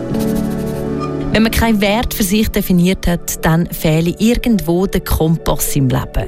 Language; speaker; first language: German; native; German